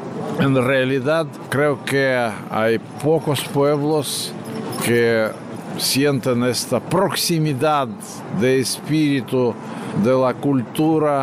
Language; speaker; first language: Spanish; non-native, fluent; Russian